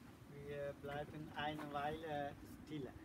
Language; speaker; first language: German; non-native, learner; Sinhala